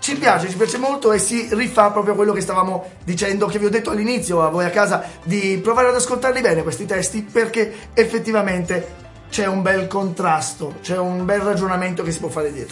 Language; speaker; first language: Italian; native; Italian